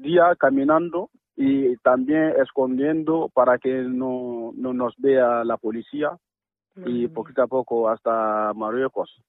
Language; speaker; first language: Spanish; non-native, learner; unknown